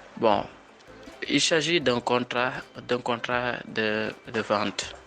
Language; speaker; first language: French; non-native, local second language; Wolof